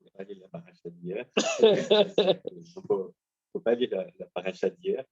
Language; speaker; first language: French; non-native, learner; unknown